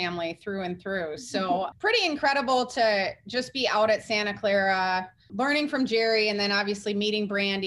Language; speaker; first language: English; native; English